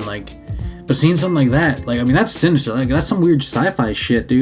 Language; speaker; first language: English; native; English